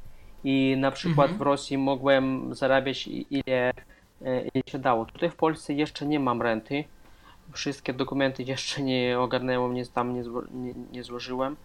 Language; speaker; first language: Polish; non-native, fluent; Russian